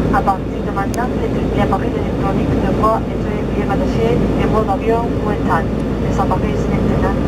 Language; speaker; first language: Spanish; native; Spanish